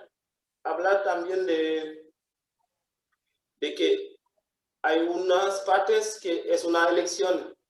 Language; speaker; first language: Spanish; non-native, fluent; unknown